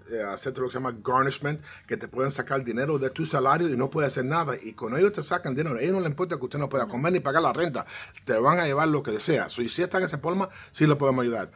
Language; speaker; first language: Spanish; early bilingual, heritage; Spanish